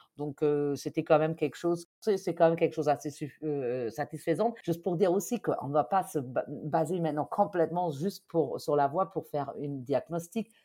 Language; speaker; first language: French; non-native, fluent; German